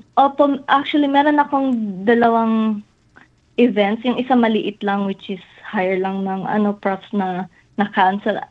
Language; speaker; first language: Filipino; native; Filipino